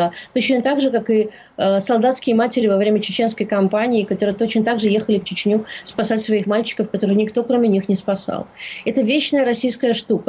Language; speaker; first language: Russian; native; Russian